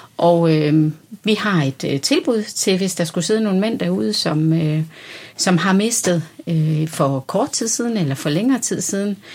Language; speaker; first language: Danish; native; Danish